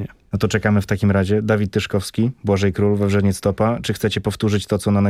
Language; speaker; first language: Polish; native; Polish